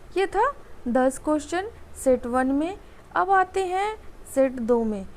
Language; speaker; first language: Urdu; native; Urdu